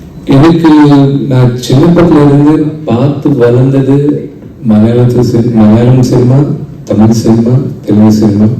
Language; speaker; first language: Tamil; non-native, local second language; Telugu